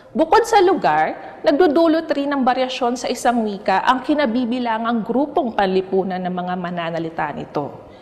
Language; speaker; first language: Filipino; native; Filipino